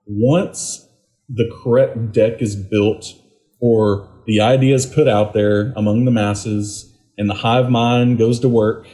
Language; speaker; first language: English; native; English